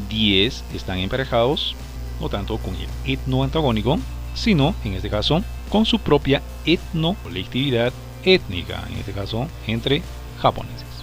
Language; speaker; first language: Spanish; native; Spanish